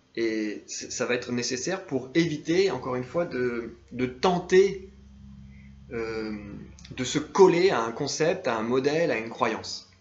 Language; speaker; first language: French; native; French